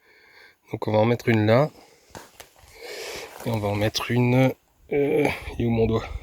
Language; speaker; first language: French; native; French